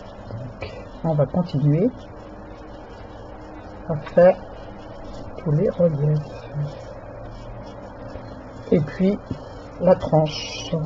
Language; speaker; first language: French; native; French